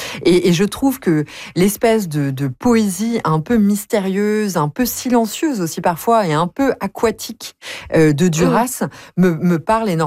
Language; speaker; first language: French; native; French